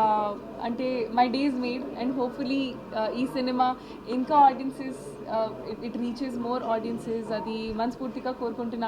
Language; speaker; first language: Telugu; non-native, fluent; Hindi